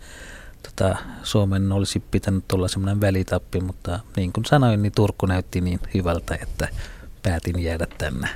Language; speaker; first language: Finnish; non-native, fluent; Tamil